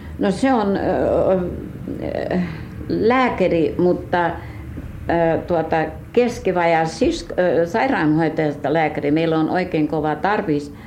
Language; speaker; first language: Finnish; early bilingual, heritage; Finnish